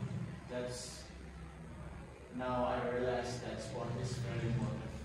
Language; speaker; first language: English; non-native, learner; Indonesian